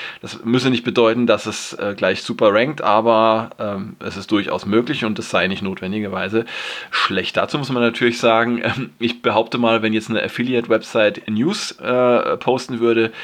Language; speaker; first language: German; native; German